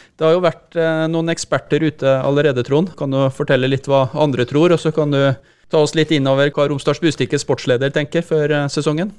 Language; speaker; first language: Norwegian; native; Norwegian